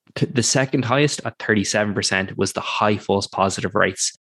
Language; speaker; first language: English; native; English